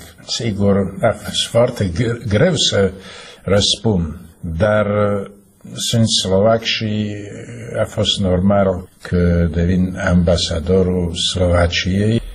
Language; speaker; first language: Romanian; non-native, fluent; Slovak